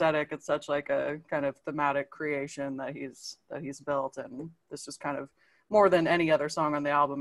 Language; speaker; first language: English; native; English